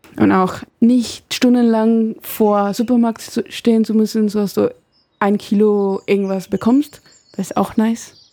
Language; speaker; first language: German; non-native, fluent; Spanish